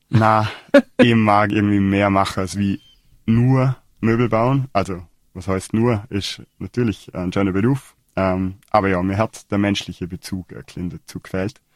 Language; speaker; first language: German; native; German